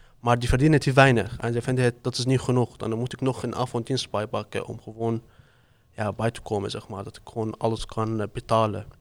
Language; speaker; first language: Dutch; non-native, fluent; Arabic